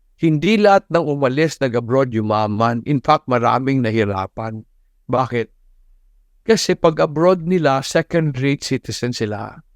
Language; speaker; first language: Filipino; non-native, local second language; Cebuano